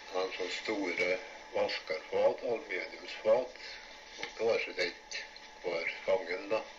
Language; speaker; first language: Norwegian; native; Norwegian